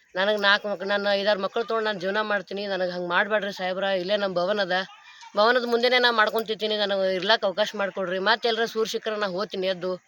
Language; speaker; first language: Kannada; native; Kannada